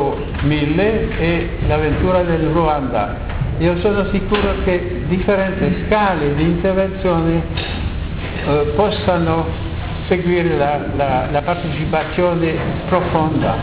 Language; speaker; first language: Italian; non-native, learner; French